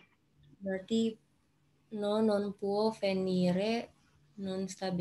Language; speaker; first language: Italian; non-native, learner; Indonesian